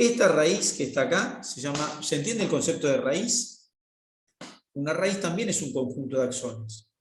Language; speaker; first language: Spanish; native; Spanish